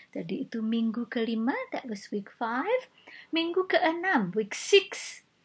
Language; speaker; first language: English; non-native, fluent; Indonesian